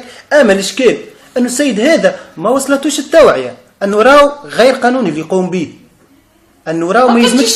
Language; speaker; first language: Arabic; native; Arabic